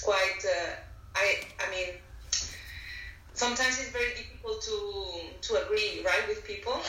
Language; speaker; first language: English; non-native, fluent; Spanish